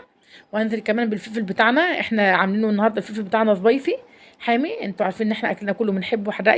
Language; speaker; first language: Arabic; native; Arabic